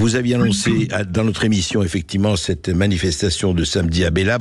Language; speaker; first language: French; native; French